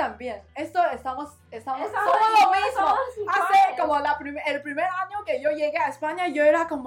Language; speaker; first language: Spanish; non-native, learner; Chinese